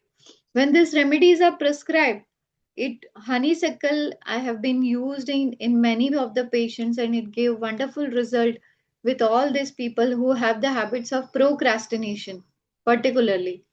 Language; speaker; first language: English; non-native, local second language; Gujarati